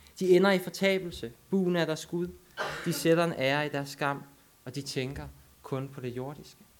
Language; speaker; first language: Danish; native; Danish